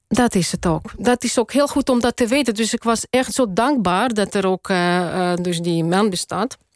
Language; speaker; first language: Dutch; non-native, fluent; Russian